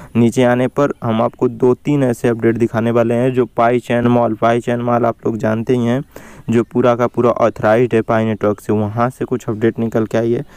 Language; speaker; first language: Hindi; native; Hindi